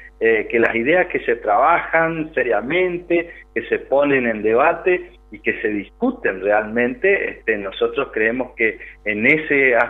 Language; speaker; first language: Spanish; native; Spanish